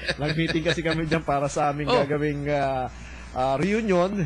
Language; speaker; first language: Filipino; native; Filipino